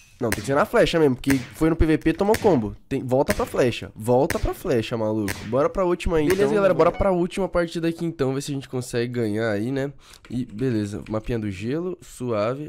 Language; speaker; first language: Portuguese; native; Portuguese